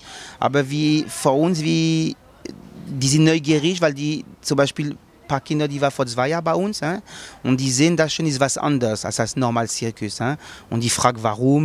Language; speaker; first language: German; non-native, learner; French